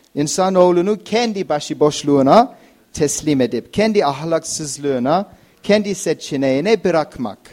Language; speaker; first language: Turkish; non-native, fluent; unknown